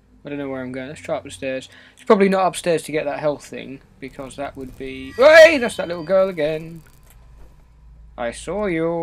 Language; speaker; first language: English; native; English